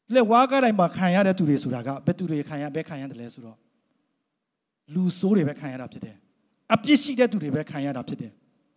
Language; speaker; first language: Burmese; non-native, local second language; Hakha Chin